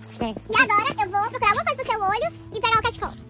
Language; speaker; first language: Portuguese; native; Portuguese